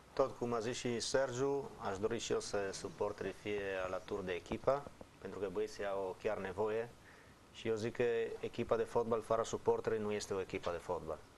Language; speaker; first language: Romanian; non-native, fluent; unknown